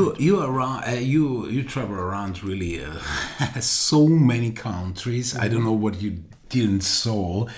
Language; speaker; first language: English; non-native, learner; German